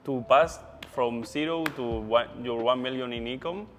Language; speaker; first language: English; non-native, learner; Spanish